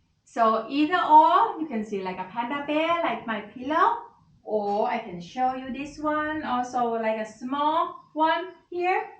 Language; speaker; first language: English; non-native, fluent; Thai